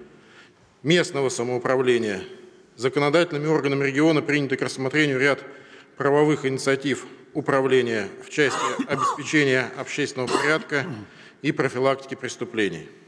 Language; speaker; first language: Russian; native; Russian